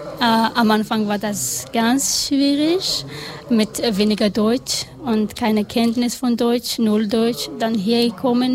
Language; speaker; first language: German; non-native, learner; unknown